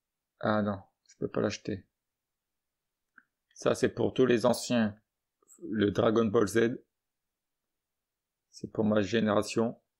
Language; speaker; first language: French; native; French